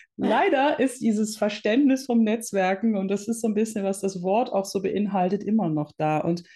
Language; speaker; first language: German; early bilingual, other home language; Dutch